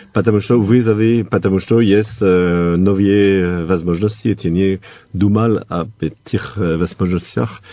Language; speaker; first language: Russian; non-native, fluent; French